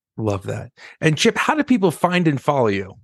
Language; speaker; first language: English; native; English